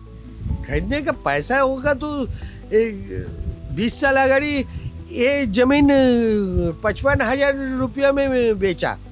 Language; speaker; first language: Hindi; non-native, local second language; Bangla